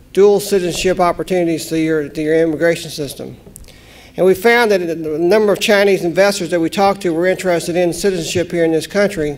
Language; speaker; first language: English; native; English